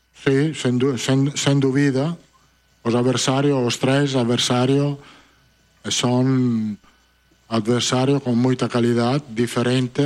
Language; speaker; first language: Portuguese; non-native, fluent; Italian